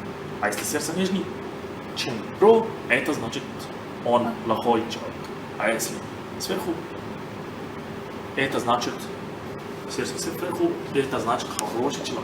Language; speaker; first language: Russian; non-native, learner; Arabic